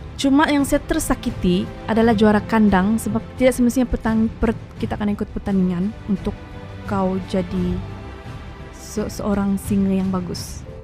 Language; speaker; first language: Malay; non-native, local second language; Chinese